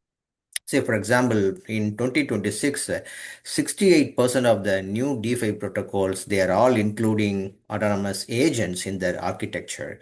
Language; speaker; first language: English; non-native, local second language; Tamil